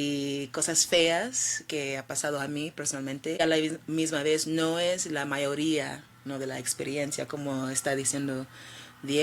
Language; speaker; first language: Spanish; early bilingual, heritage; Spanish